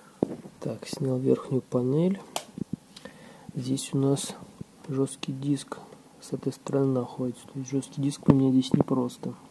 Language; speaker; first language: Russian; native; Russian